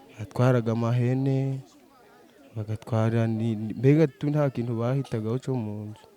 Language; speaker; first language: Kinyarwanda; early bilingual, heritage; Kinyarwanda